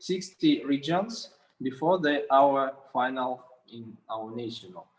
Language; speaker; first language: English; non-native, learner; Russian